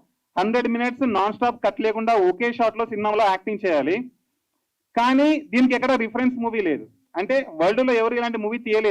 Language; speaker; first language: Telugu; native; Telugu